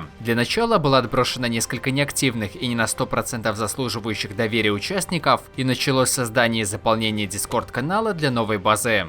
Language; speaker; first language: Russian; native; Russian